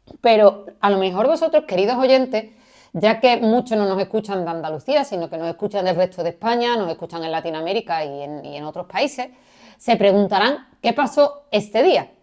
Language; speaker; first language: Spanish; native; Spanish